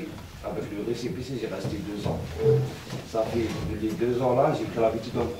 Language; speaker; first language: French; non-native, learner; Arabic